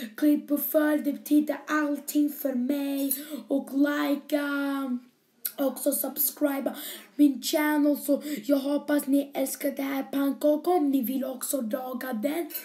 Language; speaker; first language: Swedish; early bilingual, other home language; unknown